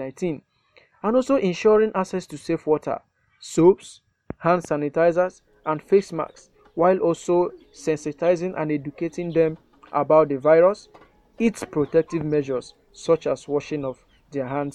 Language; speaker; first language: English; non-native, local second language; Yoruba